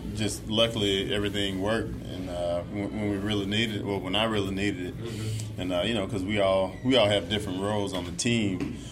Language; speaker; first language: English; native; English